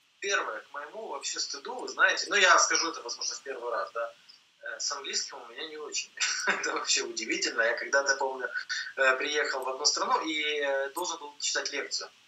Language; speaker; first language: Russian; native; Russian